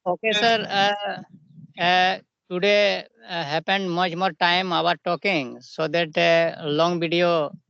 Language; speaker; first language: English; non-native, local second language; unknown